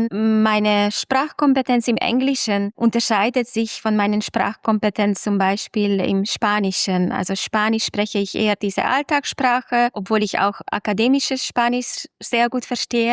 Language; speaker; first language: German; non-native, fluent; Hungarian